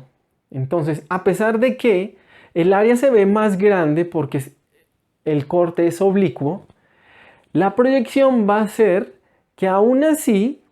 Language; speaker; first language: Spanish; native; Spanish